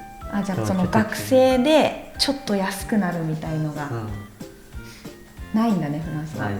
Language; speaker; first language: Japanese; native; Japanese